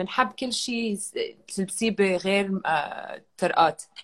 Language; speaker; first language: Arabic; early bilingual, heritage; Arabic